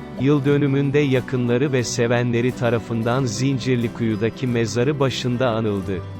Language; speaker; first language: Turkish; native; Turkish